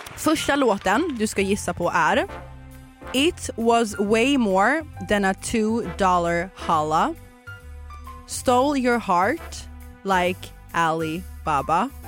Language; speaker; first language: Swedish; native; Swedish